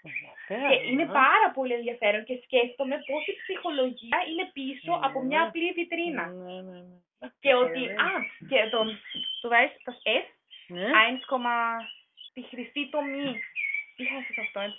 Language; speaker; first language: Greek; non-native, fluent; German